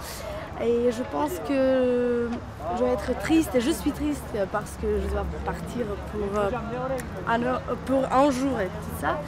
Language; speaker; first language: French; non-native, learner; Macedonian